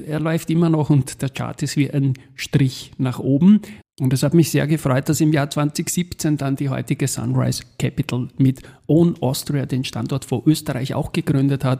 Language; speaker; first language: German; native; German